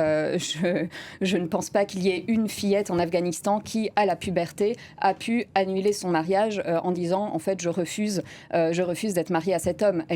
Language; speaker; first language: French; native; French